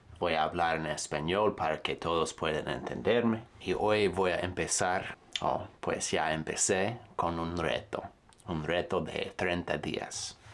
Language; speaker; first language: Spanish; non-native, fluent; English